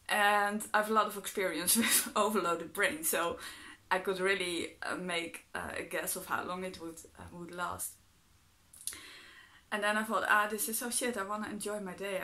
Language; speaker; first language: English; non-native, fluent; Dutch